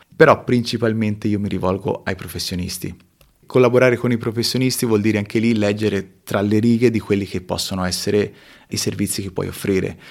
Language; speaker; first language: Italian; early bilingual, other home language; Spanish